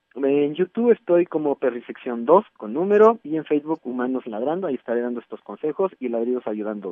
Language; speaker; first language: Spanish; native; Spanish